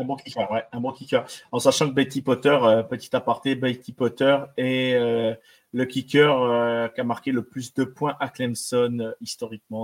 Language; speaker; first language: French; native; French